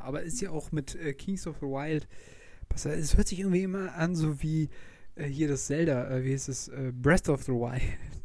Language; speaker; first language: German; native; German